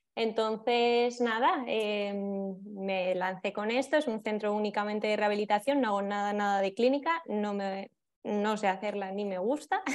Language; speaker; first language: Spanish; native; Spanish